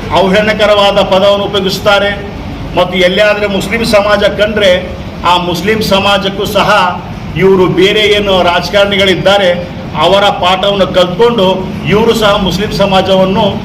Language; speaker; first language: Kannada; non-native, local second language; Urdu